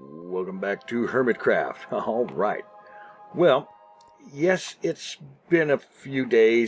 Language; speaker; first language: English; native; English